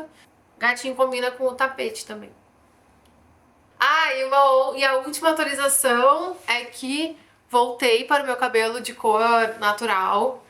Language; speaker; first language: Portuguese; native; Portuguese